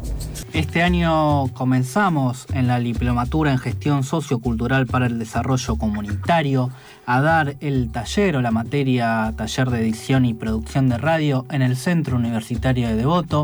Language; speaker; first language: Spanish; native; Spanish